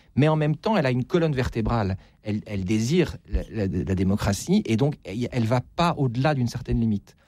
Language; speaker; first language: French; native; French